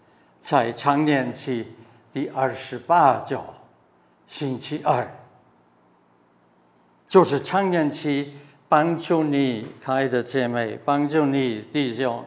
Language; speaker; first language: Chinese; non-native, fluent; German